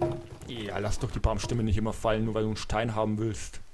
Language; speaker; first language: German; native; German